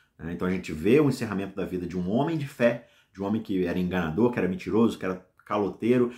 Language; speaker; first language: Portuguese; native; Portuguese